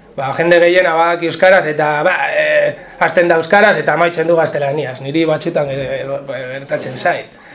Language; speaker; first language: Basque; non-native, local second language; Spanish